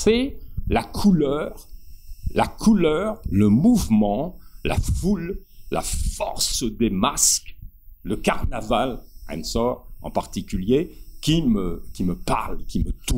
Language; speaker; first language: French; native; French